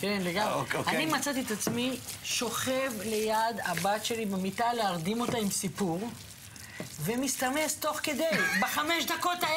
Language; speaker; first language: Hebrew; native; Hebrew